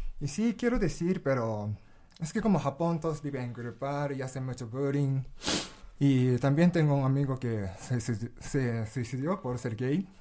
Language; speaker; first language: Spanish; non-native, learner; Japanese